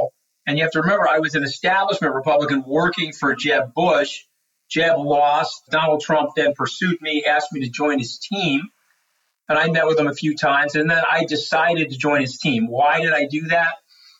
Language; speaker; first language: English; native; English